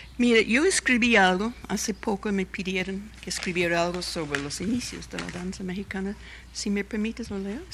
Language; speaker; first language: Spanish; non-native, fluent; English